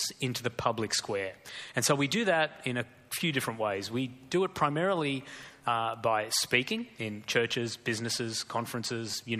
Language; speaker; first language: English; native; English